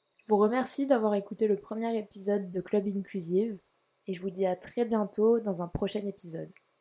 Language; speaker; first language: French; native; French